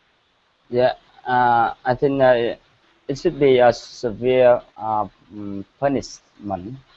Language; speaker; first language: English; non-native, learner; Vietnamese